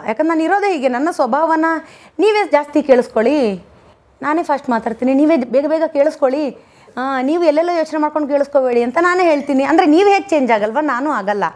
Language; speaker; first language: Kannada; non-native, local second language; Konkani